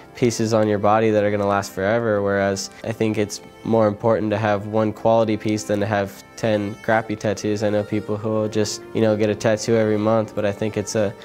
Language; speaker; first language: English; native; English